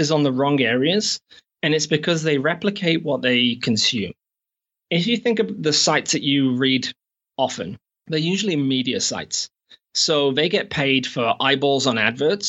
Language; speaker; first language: English; native; English